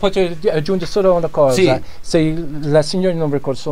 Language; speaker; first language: Italian; non-native, learner; English